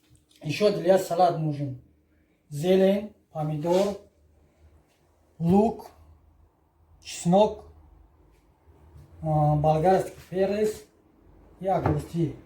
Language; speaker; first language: Russian; non-native, learner; Tajik